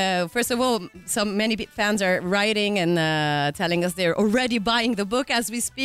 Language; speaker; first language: English; non-native, fluent; Italian